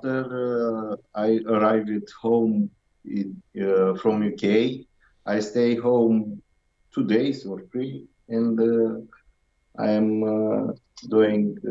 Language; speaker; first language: English; non-native, learner; Romanian